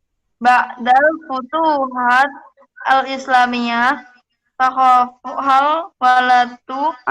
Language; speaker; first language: Arabic; non-native, learner; Indonesian